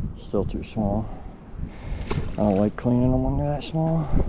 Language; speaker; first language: English; native; English